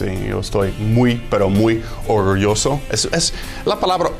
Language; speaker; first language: Spanish; non-native, fluent; English